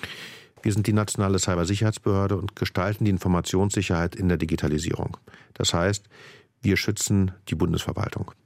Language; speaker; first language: German; native; German